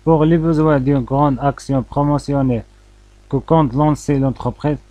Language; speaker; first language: French; non-native, local second language; Arabic